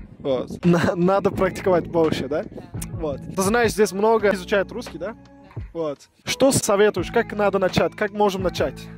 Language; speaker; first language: Russian; non-native, learner; Turkish